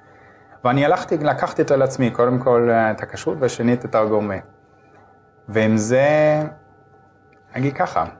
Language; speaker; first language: Hebrew; non-native, fluent; German